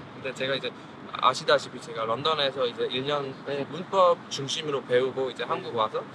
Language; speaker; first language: Korean; non-native, fluent; English